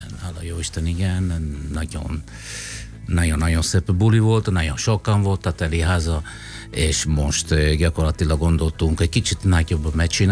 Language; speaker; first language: Hungarian; non-native, fluent; Italian